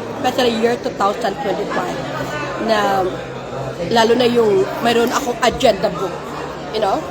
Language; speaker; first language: Filipino; non-native, local second language; Hiligaynon